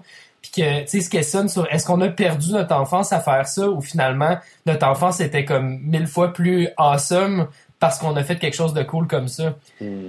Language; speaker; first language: French; native; French